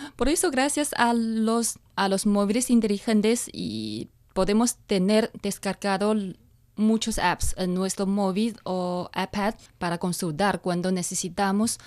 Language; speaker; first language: Spanish; non-native, fluent; Chinese